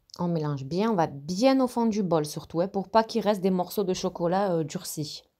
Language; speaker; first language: French; native; French